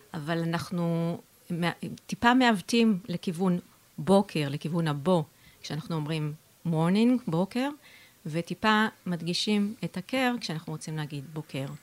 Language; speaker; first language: Hebrew; native; Hebrew